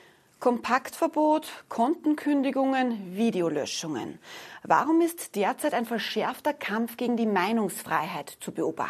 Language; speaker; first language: German; native; German